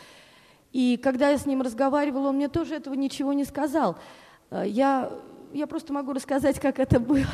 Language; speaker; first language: Russian; native; Russian